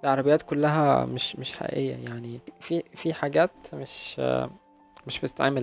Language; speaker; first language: Arabic; native; Arabic